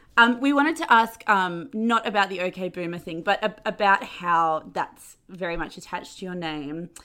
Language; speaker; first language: English; native; English